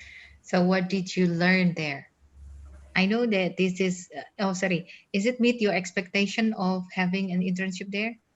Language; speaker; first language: English; non-native, fluent; Indonesian